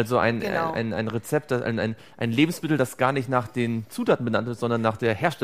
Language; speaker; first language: German; native; German